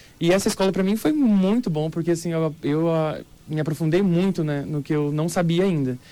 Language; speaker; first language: Portuguese; native; Portuguese